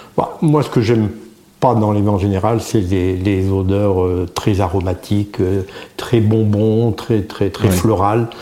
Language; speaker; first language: French; native; French